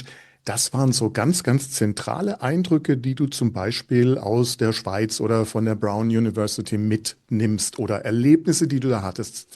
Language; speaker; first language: German; native; German